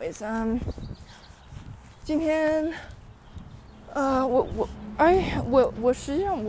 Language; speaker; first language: Chinese; early bilingual, heritage; Chinese